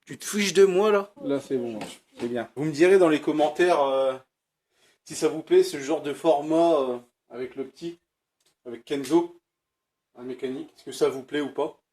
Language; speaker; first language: French; native; French